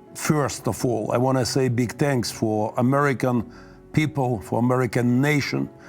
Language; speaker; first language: English; non-native, learner; Ukrainian